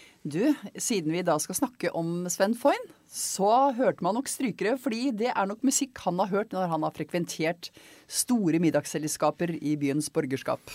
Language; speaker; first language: Norwegian; native; Norwegian